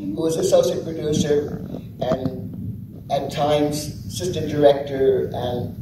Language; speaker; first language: English; native; English